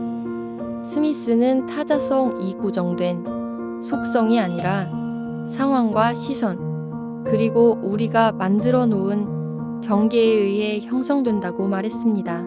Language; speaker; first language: Korean; non-native, fluent; Vietnamese